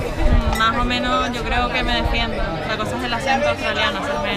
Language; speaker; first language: Spanish; native; Spanish